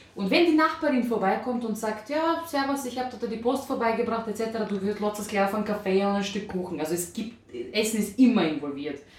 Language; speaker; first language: German; early bilingual, other home language; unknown